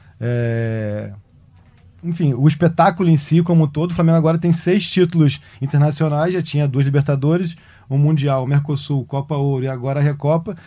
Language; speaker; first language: Portuguese; native; Portuguese